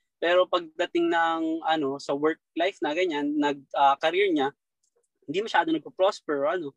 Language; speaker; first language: Filipino; native; Filipino